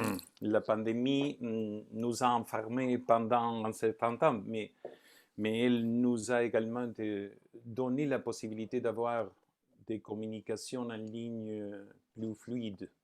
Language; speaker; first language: French; non-native, fluent; Spanish